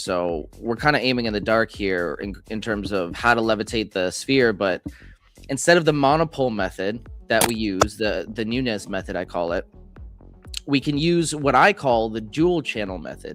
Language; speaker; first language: English; native; English